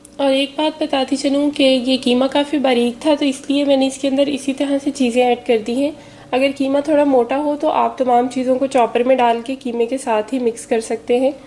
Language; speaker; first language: Urdu; native; Urdu